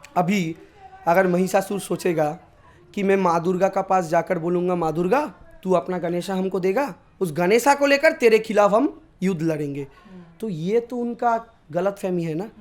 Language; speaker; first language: Hindi; non-native, local second language; Bangla